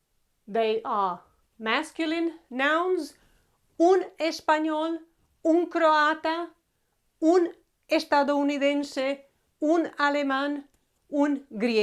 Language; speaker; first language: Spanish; non-native, fluent; Croatian